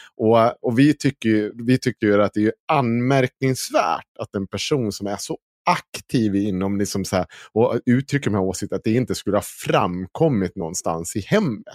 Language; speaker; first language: Swedish; native; Swedish